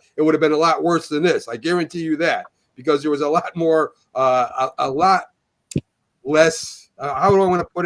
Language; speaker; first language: English; native; English